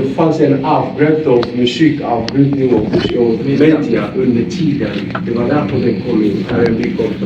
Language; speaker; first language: Swedish; non-native, fluent; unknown